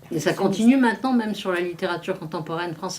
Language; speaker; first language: French; native; French